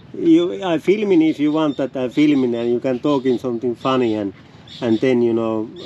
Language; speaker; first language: English; non-native, learner; Finnish